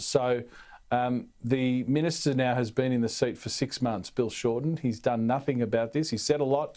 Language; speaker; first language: English; native; English